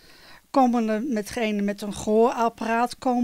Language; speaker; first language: Dutch; native; Dutch